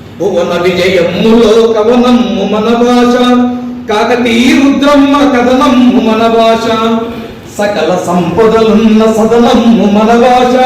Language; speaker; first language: Telugu; native; Telugu